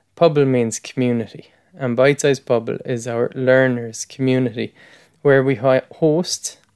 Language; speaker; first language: English; native; English